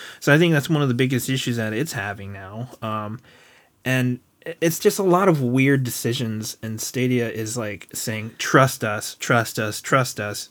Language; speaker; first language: English; native; English